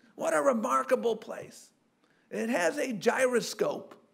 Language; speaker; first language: English; native; English